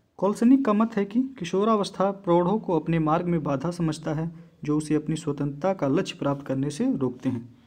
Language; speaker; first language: Hindi; native; Hindi